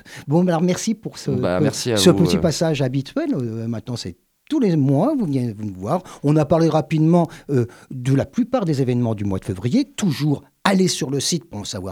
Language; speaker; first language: French; native; French